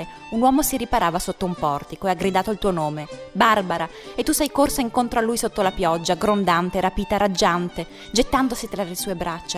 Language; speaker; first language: Italian; native; Italian